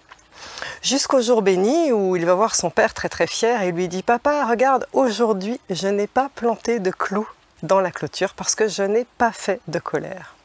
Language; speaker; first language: French; native; French